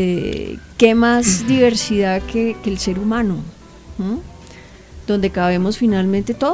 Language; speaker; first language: Spanish; native; Spanish